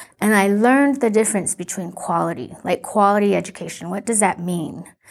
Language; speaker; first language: English; early bilingual, other home language; Spanish